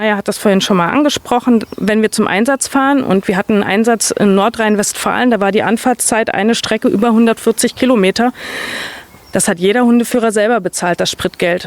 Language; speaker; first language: German; native; German